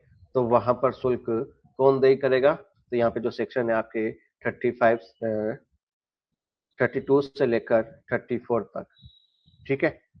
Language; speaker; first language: Hindi; native; Hindi